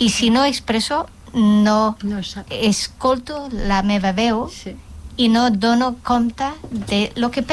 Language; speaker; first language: Catalan; non-native, local second language; Spanish